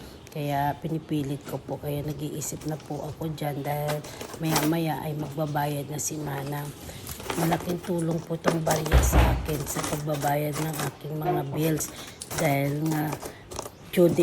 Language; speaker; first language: Filipino; non-native, local second language; Cebuano